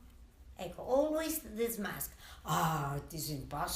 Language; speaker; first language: English; non-native, learner; Italian